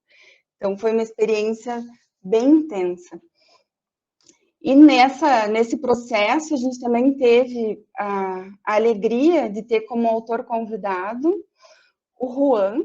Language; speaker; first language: Portuguese; native; Portuguese